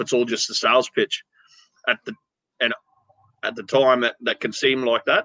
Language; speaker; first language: English; native; English